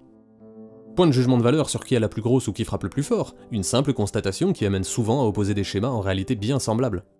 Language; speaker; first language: French; native; French